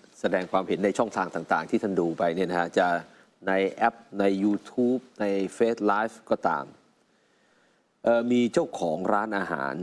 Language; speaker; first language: Thai; native; Thai